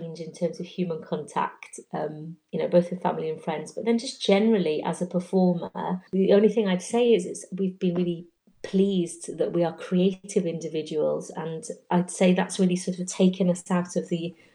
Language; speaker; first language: English; native; English